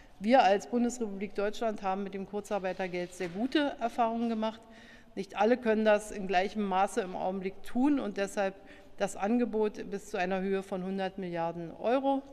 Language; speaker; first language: German; native; German